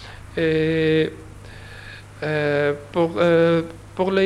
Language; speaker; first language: French; non-native, learner; Urdu